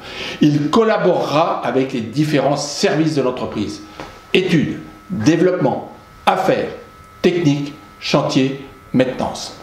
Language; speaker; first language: French; native; French